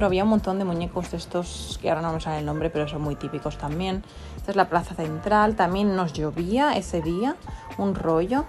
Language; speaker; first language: Spanish; native; Spanish